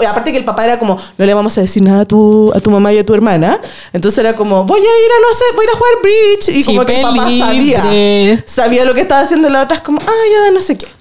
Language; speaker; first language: Spanish; native; Spanish